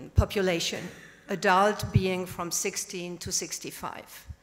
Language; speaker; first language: English; non-native, fluent; German